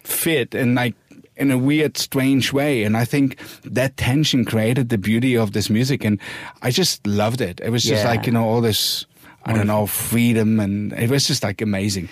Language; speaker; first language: English; non-native, fluent; German